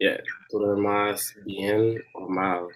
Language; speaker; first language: Spanish; non-native, learner; English